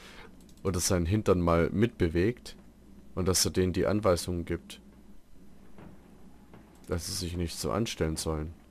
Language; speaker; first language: German; native; German